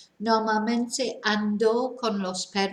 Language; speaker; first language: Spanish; non-native, fluent; English